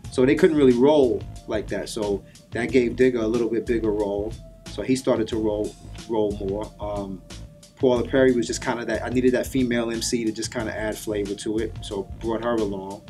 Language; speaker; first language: English; native; English